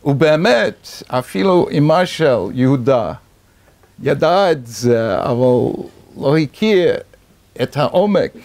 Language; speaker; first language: Hebrew; non-native, fluent; English